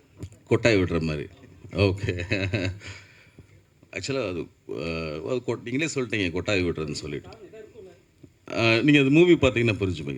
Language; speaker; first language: Tamil; native; Tamil